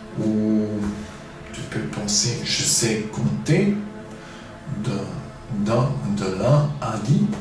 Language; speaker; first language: French; non-native, fluent; German